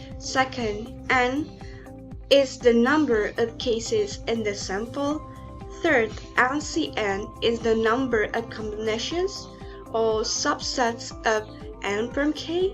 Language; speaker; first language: English; non-native, learner; Indonesian